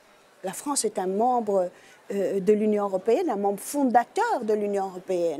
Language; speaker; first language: French; native; French